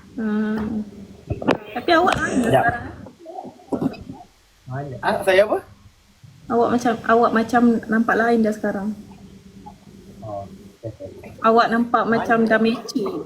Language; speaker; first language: Malay; native; Malay